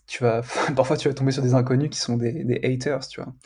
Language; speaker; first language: French; native; French